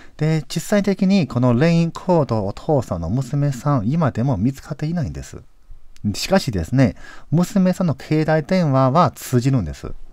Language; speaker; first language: Japanese; non-native, fluent; Chinese